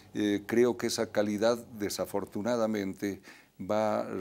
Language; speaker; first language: Spanish; native; Spanish